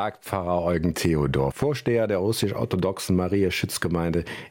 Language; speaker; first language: German; native; German